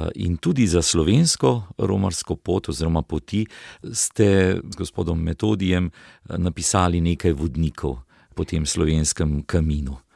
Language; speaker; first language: Slovenian; native; Slovenian